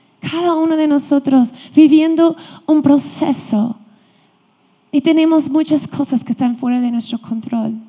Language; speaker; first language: Spanish; non-native, fluent; English